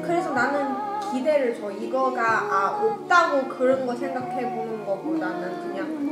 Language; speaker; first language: Korean; non-native, learner; Chinese